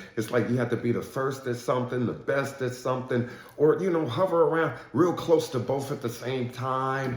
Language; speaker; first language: English; native; English